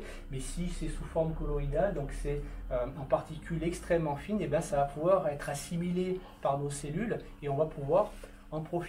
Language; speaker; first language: French; native; French